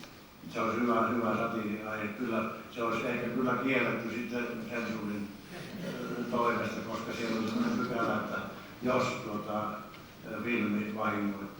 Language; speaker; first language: Finnish; native; Finnish